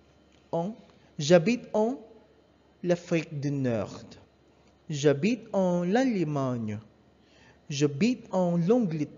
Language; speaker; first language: French; non-native, learner; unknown